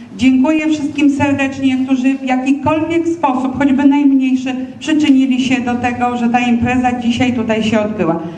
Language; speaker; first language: Polish; native; Polish